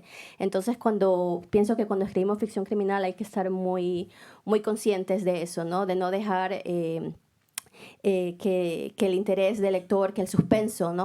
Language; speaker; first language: Spanish; native; Spanish